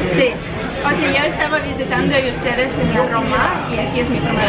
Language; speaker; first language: Spanish; non-native, learner; Russian